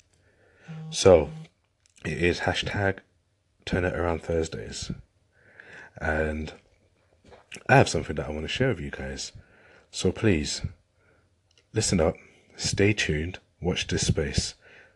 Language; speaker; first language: English; native; English